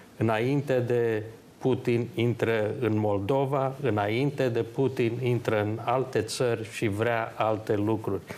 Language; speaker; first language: Romanian; early bilingual, heritage; Romanian